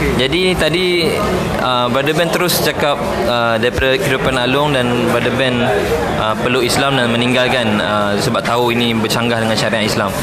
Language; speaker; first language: Malay; native; Malay